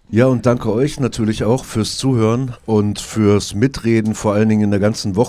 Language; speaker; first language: German; native; German